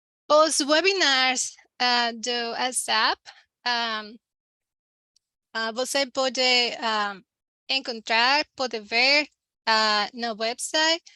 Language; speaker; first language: Portuguese; non-native, learner; Spanish